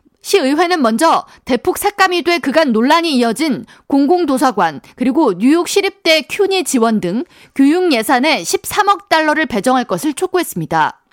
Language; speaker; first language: Korean; native; Korean